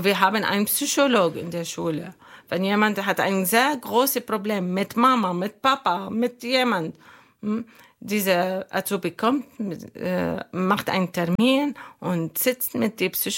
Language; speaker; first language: German; non-native, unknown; Arabic